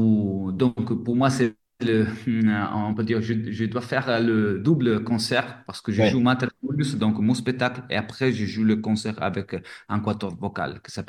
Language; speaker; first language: French; non-native, fluent; Italian